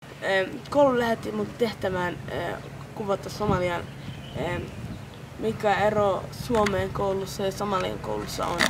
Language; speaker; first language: Finnish; early bilingual, other home language; Somali